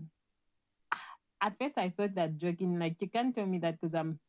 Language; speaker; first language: English; non-native, local second language; Bemba